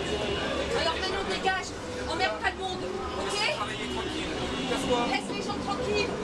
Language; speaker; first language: French; native; French